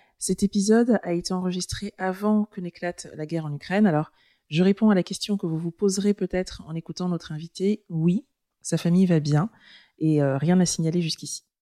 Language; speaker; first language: French; native; French